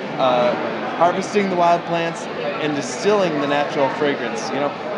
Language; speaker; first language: English; native; English